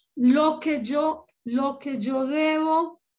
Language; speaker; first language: Spanish; native; Spanish